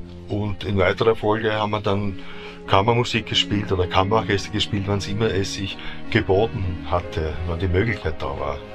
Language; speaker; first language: German; native; German